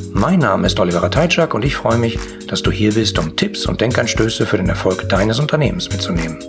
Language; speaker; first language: German; native; German